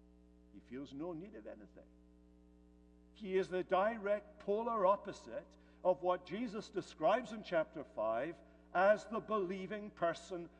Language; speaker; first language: English; native; English